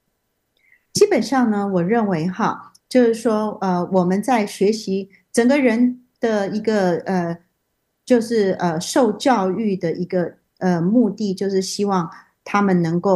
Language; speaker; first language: Chinese; native; Chinese